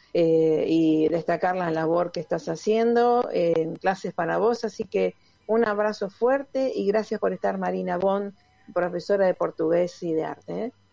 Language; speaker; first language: Spanish; native; Spanish